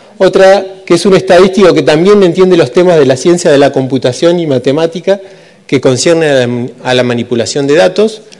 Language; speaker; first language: Spanish; native; Spanish